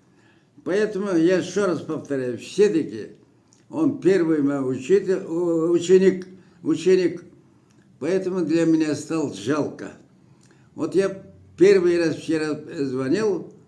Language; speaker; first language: Russian; non-native, local second language; Kyrgyz